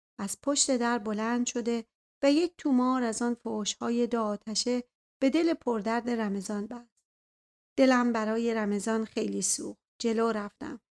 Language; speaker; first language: Persian; native; Persian